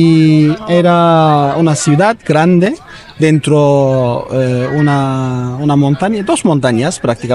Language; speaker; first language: Spanish; non-native, learner; Turkish